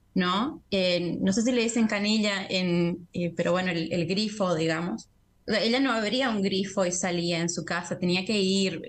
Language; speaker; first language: Spanish; native; Spanish